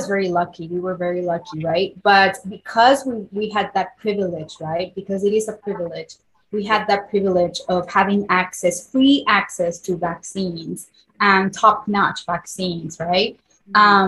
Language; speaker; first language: English; non-native, fluent; Spanish